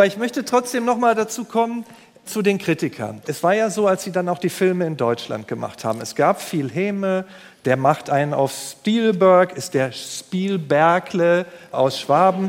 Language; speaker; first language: German; native; German